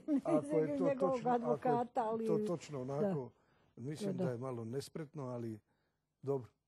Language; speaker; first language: Croatian; native; Croatian